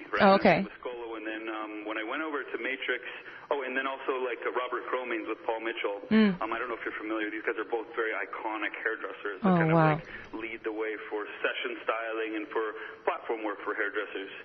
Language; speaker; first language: English; native; English